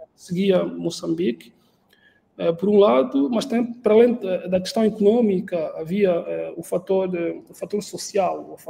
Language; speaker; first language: Portuguese; native; Portuguese